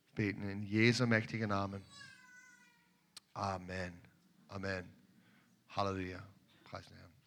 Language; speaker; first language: German; non-native, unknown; English